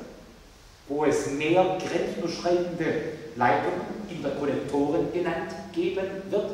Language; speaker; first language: German; native; German